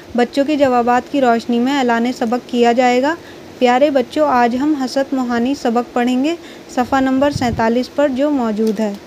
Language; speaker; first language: Urdu; native; Urdu